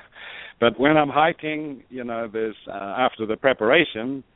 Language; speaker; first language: English; native; English